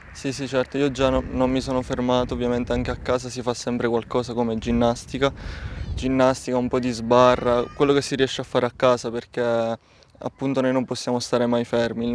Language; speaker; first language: Italian; native; Italian